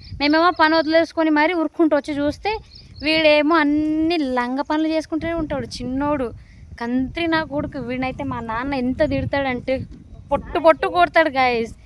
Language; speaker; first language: Telugu; non-native, local second language; Lambadi